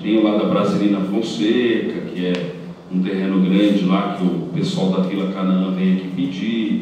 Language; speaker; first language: Portuguese; native; Portuguese